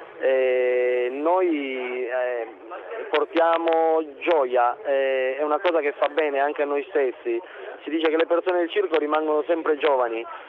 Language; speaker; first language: Italian; native; Italian